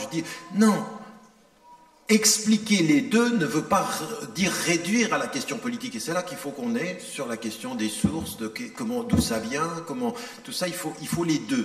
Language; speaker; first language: French; native; French